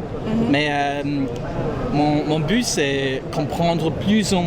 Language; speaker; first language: French; non-native, fluent; English